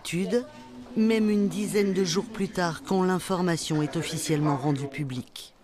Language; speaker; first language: French; native; French